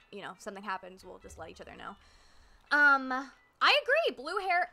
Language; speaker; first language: English; native; English